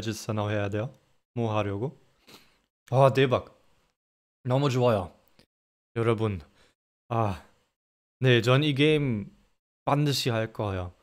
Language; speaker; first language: Korean; non-native, fluent; German